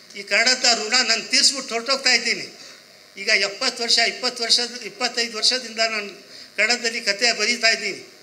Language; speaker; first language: Kannada; non-native, local second language; Urdu